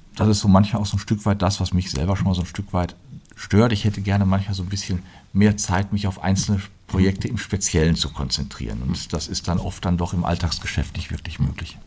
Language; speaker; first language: German; native; German